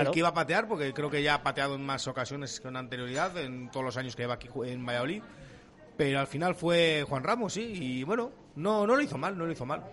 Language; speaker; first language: Spanish; native; Spanish